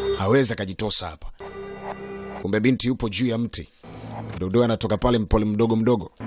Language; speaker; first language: Swahili; native; Swahili